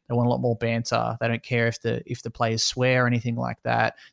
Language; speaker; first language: English; native; English